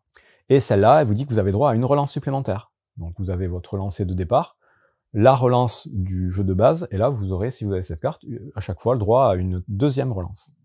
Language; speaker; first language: French; native; French